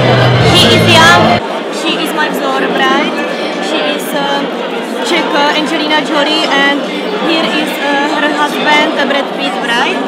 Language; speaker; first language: English; non-native, learner; Czech